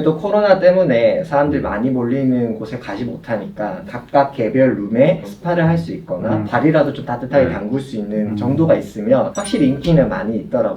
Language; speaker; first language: Korean; native; Korean